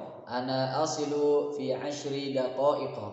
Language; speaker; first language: Arabic; non-native, fluent; Indonesian